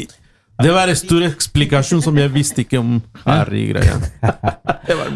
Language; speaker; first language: Norwegian; non-native, learner; Spanish